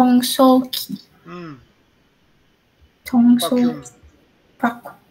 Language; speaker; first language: Korean; non-native, learner; Indonesian